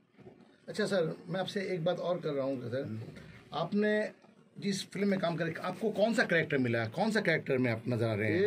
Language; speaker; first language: Hindi; native; Hindi